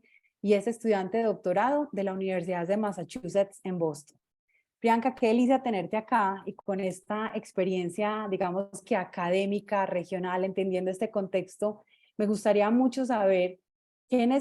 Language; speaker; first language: Spanish; native; Spanish